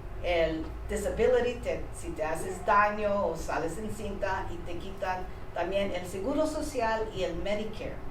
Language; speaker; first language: Spanish; early bilingual, heritage; Spanish